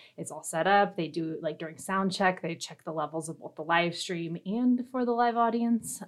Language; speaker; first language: English; native; English